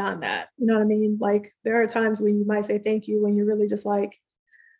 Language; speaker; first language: English; native; English